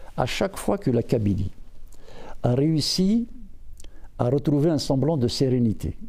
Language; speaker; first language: French; non-native, local second language; Berber languages